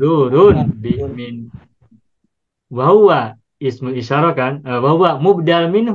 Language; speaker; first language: Arabic; non-native, fluent; Indonesian